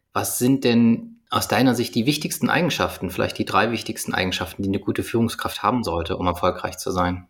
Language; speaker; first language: German; native; German